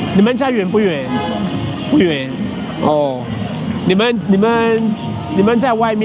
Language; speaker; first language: Chinese; non-native, fluent; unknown